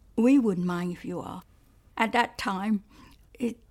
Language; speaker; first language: English; non-native, local second language; Cantonese